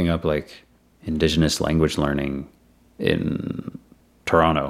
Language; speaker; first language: English; non-native, local second language; Urdu